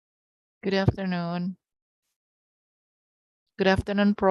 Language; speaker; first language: English; non-native, fluent; Indonesian